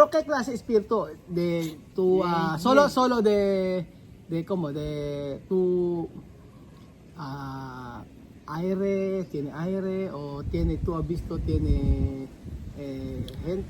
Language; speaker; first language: Spanish; non-native, learner; Filipino